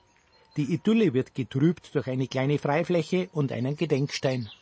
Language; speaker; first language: German; native; German